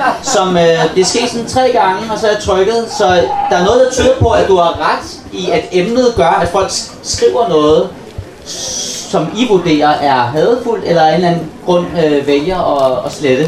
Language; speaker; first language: Danish; native; Danish